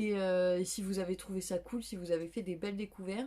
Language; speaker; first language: French; native; French